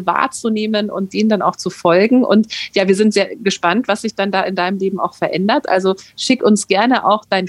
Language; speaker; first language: German; native; German